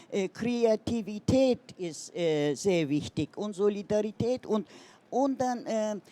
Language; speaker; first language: German; non-native, learner; Turkish